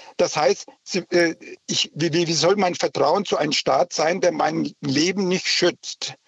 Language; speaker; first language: German; early bilingual, other home language; Turkish